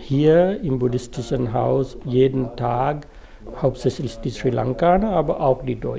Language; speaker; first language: German; non-native, fluent; Sinhala